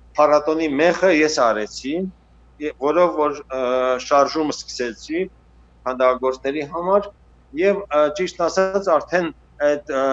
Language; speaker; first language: Armenian; native; Armenian